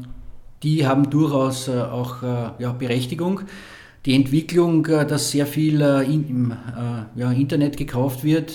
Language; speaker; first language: German; native; German